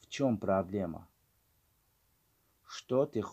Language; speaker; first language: Russian; non-native, fluent; Tajik